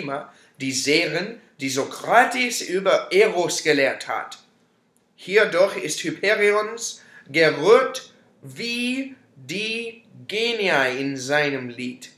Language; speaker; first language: German; non-native, learner; English